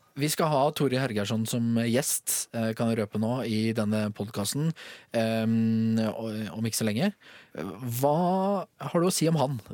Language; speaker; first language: Norwegian; native; Norwegian